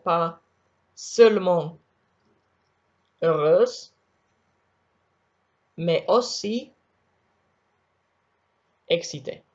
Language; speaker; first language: French; non-native, learner; Spanish